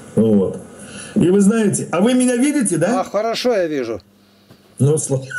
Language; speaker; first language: Russian; native; Russian